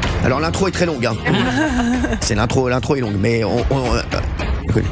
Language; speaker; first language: French; native; French